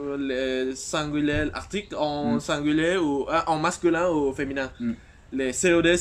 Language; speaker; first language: French; non-native, fluent; Vietnamese